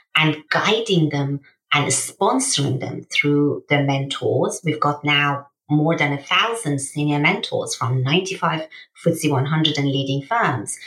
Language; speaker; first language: English; early bilingual, other home language; Persian